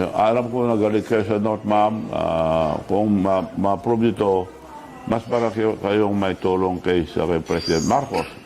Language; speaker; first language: Filipino; non-native, local second language; Iloko